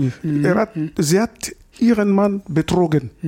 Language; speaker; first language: German; non-native, fluent; Lingala